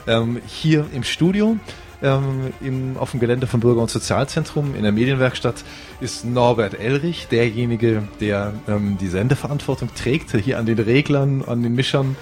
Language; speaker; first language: German; native; German